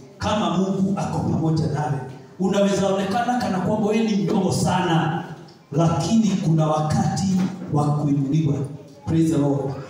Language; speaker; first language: Swahili; non-native, local second language; Kikuyu